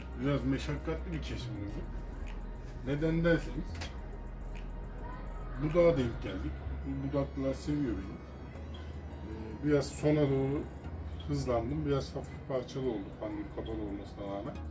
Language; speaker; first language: Turkish; native; Turkish